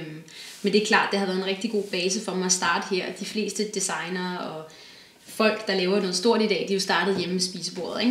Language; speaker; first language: Danish; native; Danish